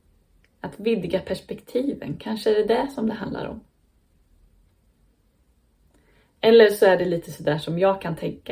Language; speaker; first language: Swedish; native; Swedish